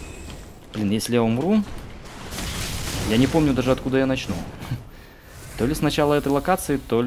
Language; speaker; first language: Russian; native; Russian